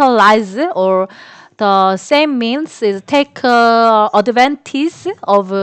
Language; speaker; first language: English; non-native, learner; Korean